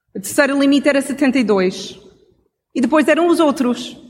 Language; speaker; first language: Portuguese; non-native, fluent; English